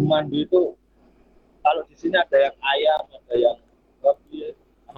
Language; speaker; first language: Indonesian; native; Indonesian